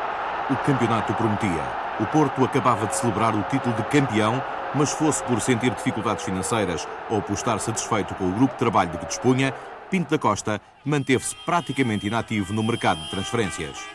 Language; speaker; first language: Portuguese; native; Portuguese